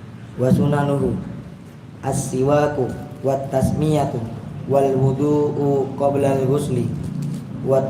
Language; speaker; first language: Arabic; non-native, learner; Indonesian